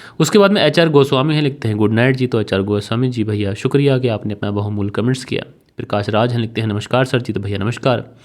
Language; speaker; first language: Hindi; native; Hindi